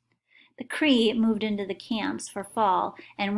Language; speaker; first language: English; native; English